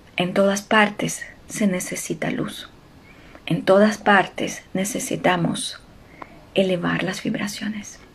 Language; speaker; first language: Spanish; non-native, fluent; Ukrainian